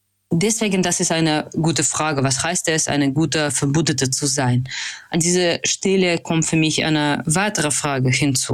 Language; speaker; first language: German; non-native, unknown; Russian